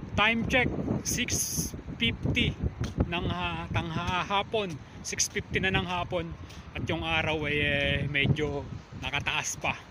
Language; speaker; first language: Filipino; native; Filipino